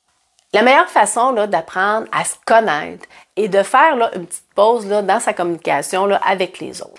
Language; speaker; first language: French; native; French